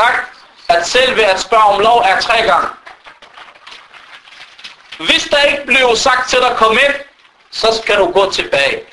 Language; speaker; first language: Danish; non-native, fluent; Arabic